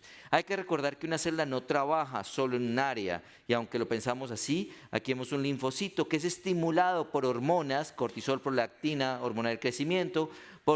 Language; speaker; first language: Spanish; native; Spanish